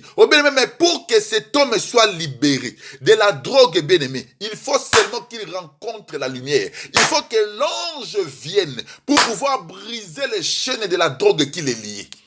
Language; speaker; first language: French; non-native, local second language; Lingala